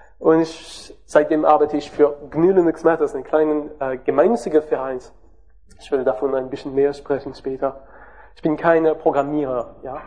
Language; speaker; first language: German; non-native, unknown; French